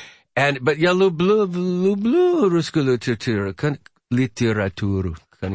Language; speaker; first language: Russian; non-native, learner; English